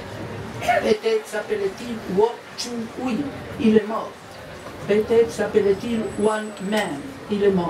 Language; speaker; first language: French; non-native, fluent; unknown